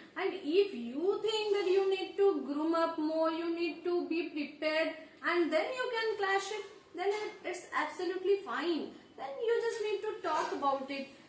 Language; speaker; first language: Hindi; non-native, local second language; Odia